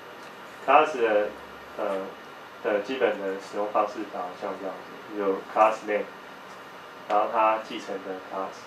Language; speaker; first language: Chinese; native; Chinese